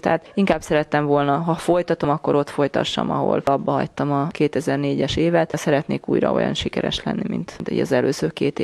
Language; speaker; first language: Hungarian; native; Hungarian